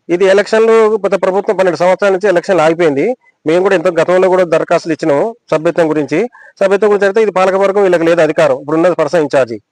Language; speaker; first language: Telugu; native; Telugu